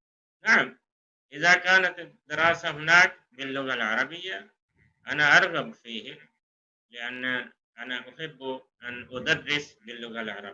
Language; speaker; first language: Arabic; non-native, fluent; Urdu